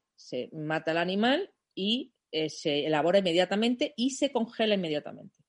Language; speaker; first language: Spanish; non-native, fluent; German